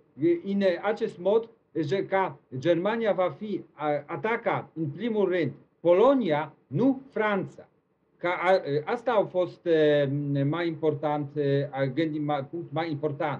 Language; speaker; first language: Romanian; non-native, learner; Polish